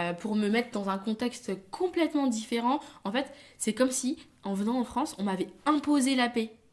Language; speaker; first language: French; early bilingual, other home language; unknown